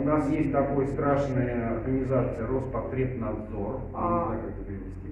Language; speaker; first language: Russian; native; Russian